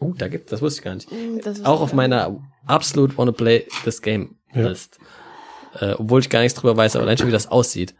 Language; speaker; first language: German; native; German